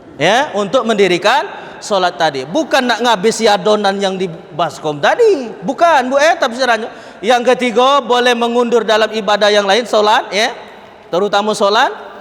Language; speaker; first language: Malay; native; Malay